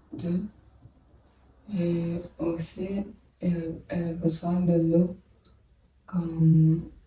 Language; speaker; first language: French; non-native, learner; Chinese